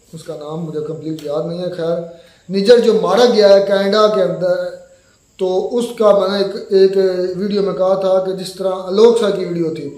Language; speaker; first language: Urdu; native; Urdu